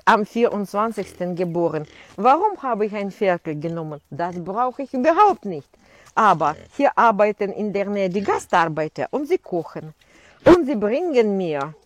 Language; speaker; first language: German; non-native, fluent; Russian